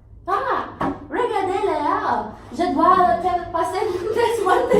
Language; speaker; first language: French; non-native, learner; English